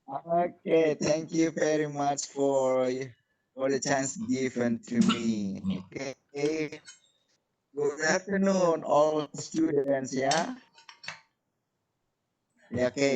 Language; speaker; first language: English; non-native, fluent; Indonesian